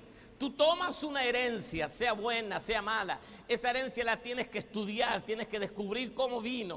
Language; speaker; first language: Spanish; native; Spanish